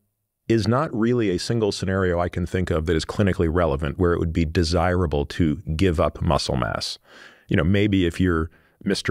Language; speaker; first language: English; native; English